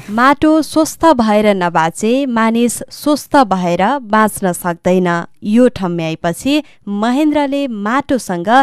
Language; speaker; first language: Nepali; native; Nepali